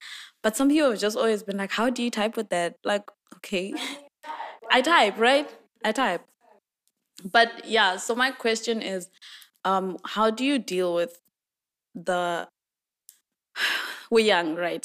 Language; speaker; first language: English; non-native, local second language; Swati